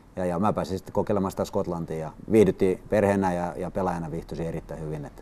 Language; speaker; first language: Finnish; early bilingual, other home language; Swedish